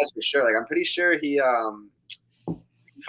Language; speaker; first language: English; native; English